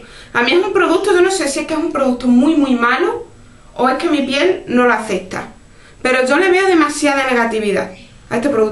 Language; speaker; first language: Spanish; native; Spanish